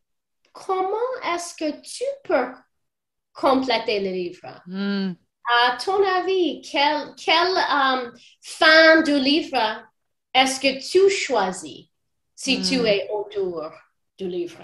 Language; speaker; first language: French; non-native, fluent; English